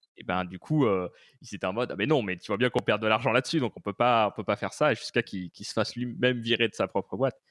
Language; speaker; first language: French; native; French